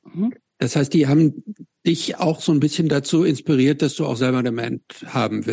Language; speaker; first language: German; native; German